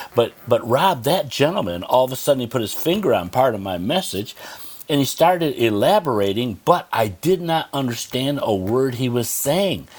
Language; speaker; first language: English; native; English